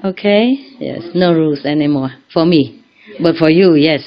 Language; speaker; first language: English; non-native, fluent; Vietnamese